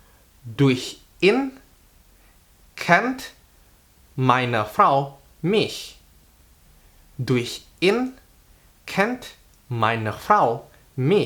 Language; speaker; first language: German; non-native, fluent; Indonesian